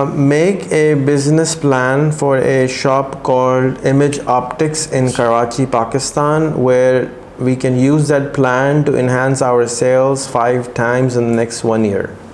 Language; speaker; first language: English; non-native, local second language; Urdu